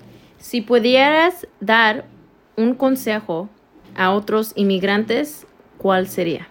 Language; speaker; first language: Spanish; early bilingual, heritage; Spanish